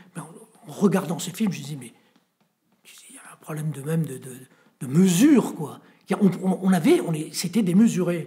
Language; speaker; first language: French; native; French